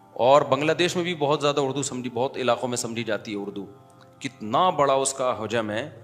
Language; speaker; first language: Urdu; native; Urdu